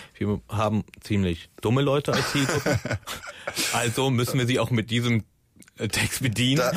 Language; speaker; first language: German; early bilingual, other home language; Persian